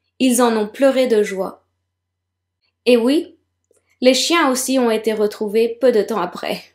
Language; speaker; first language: French; native; French